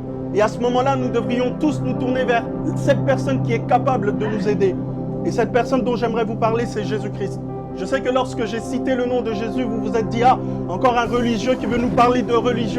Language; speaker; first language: French; native; French